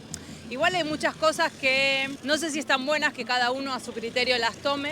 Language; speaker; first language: Spanish; native; Spanish